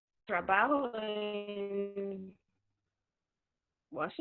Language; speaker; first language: Spanish; non-native, learner; English